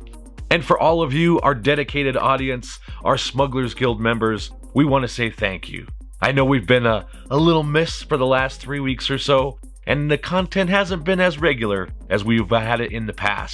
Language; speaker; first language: English; native; English